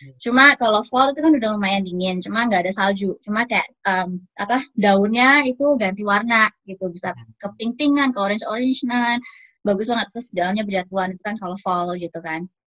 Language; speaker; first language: Indonesian; native; Indonesian